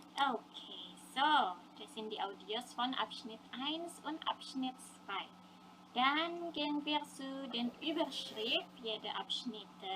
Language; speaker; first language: German; non-native, fluent; Indonesian